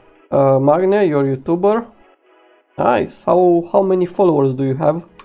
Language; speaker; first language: English; non-native, fluent; Romanian